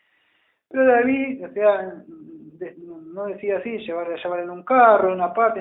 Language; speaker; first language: Spanish; native; Spanish